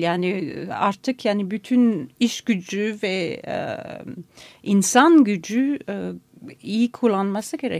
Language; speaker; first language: Turkish; non-native, fluent; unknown